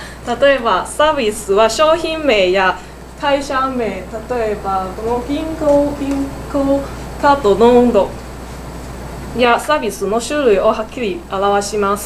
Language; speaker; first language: Japanese; non-native, learner; Cantonese